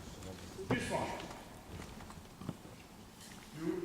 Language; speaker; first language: English; non-native, learner; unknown